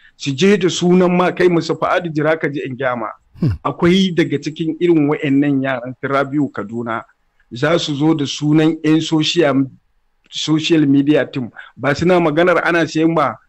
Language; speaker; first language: Hausa; native; Hausa